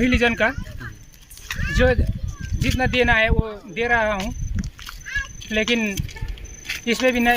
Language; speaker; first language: Hindi; non-native, local second language; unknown